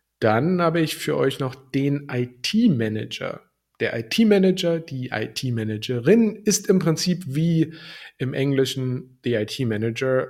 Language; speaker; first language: German; native; German